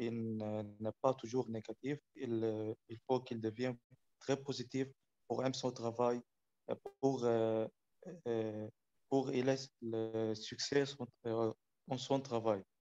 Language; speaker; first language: French; non-native, learner; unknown